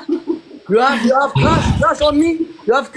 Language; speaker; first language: English; non-native, learner; Arabic